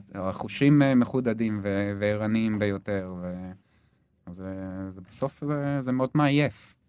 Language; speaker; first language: Hebrew; native; Hebrew